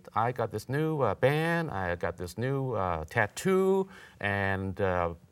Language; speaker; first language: English; native; English